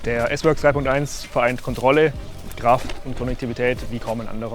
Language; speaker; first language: German; native; German